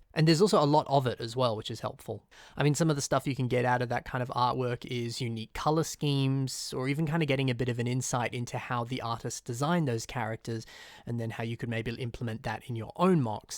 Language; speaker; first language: English; native; English